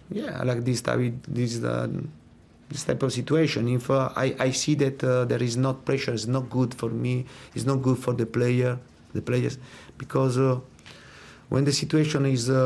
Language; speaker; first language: English; non-native, fluent; Italian